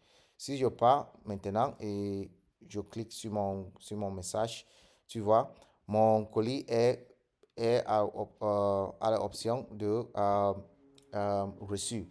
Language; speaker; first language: French; non-native, fluent; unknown